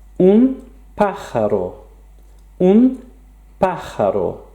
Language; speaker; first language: Spanish; non-native, fluent; English